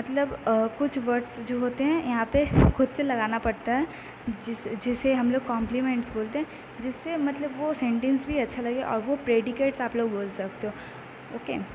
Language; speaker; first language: Hindi; native; Hindi